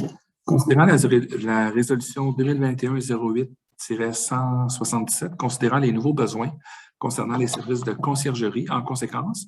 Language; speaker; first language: French; native; French